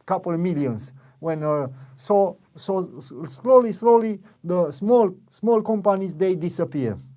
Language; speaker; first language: English; non-native, fluent; Romanian